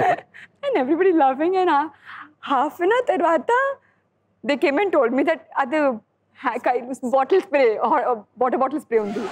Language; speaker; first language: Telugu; non-native, learner; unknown